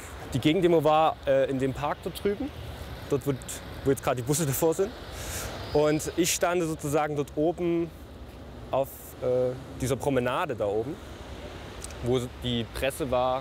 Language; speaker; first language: German; native; German